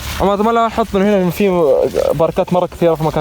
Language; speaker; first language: Arabic; native; Arabic